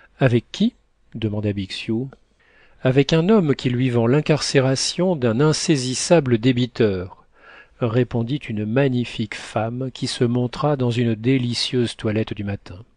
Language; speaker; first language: French; native; French